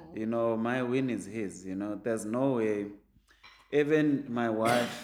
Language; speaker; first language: English; non-native, local second language; Venda